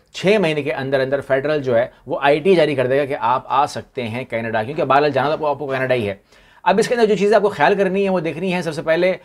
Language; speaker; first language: Urdu; native; Urdu